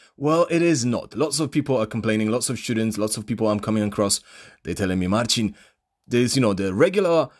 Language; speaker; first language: English; non-native, fluent; Polish